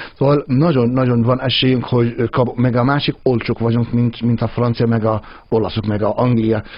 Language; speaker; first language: Hungarian; non-native, fluent; Arabic